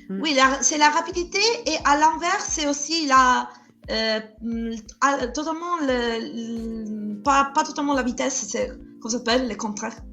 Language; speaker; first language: French; non-native, fluent; Italian